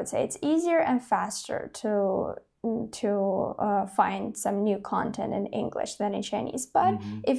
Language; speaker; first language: English; non-native, fluent; Russian